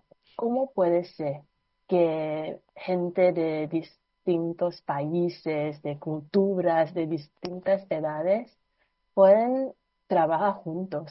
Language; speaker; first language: Spanish; non-native, fluent; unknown